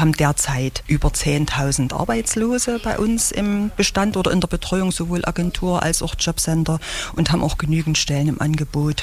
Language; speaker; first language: German; native; German